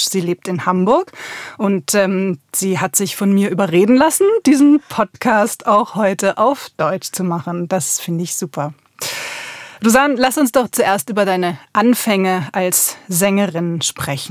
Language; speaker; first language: German; native; German